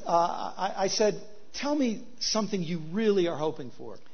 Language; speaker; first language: English; native; English